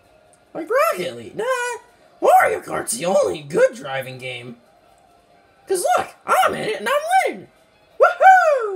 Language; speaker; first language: English; native; English